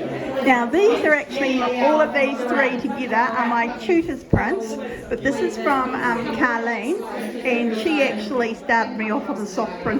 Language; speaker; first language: English; native; English